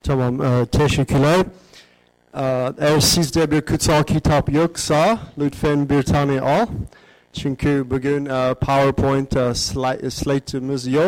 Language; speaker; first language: Turkish; non-native, fluent; English